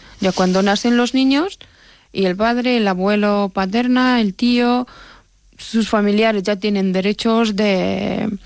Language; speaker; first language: Spanish; non-native, fluent; Persian